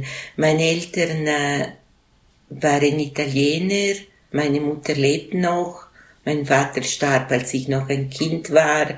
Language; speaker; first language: German; non-native, local second language; Italian